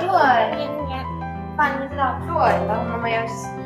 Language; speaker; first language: Chinese; non-native, learner; Ukrainian